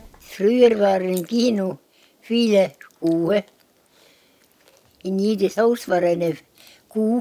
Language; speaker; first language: German; non-native, learner; Estonian